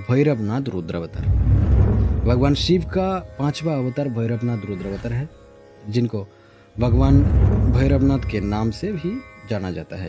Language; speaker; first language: Hindi; non-native, local second language; Bangla